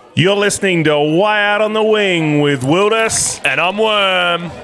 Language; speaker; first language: English; native; English